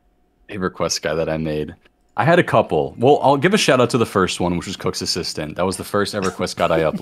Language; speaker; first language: English; native; English